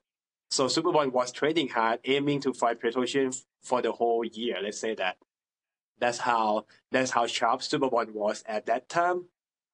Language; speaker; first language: English; non-native, fluent; Thai